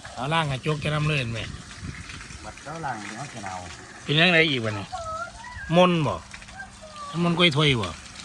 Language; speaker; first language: Thai; native; Thai